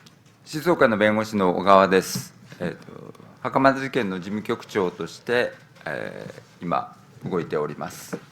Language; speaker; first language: Japanese; native; Japanese